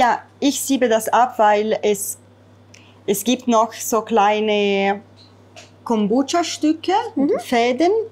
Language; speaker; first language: German; non-native, fluent; Italian